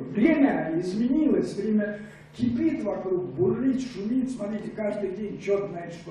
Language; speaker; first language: Russian; native; Russian